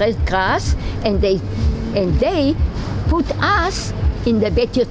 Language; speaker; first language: English; non-native, learner; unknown